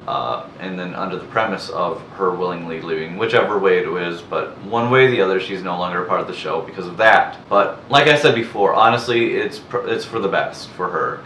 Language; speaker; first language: English; native; English